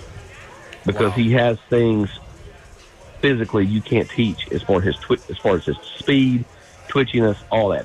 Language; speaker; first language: English; native; English